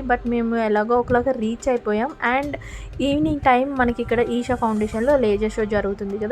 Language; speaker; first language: Telugu; native; Telugu